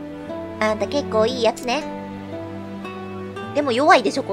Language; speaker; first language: Japanese; native; Japanese